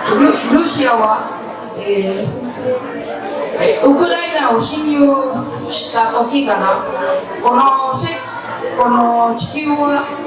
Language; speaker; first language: Japanese; non-native, learner; Indonesian